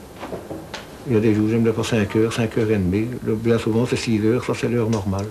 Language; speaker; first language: French; native; French